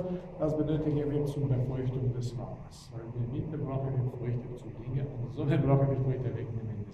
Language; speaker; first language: German; non-native, fluent; Slovenian